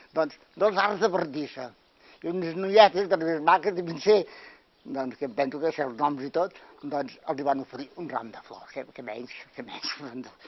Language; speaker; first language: Catalan; native; Catalan